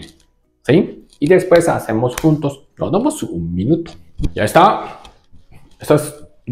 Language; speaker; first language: Spanish; non-native, learner; Japanese